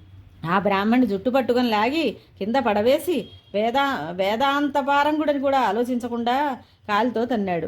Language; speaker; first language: Telugu; native; Telugu